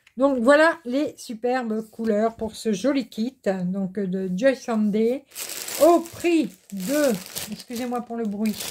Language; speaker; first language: French; native; French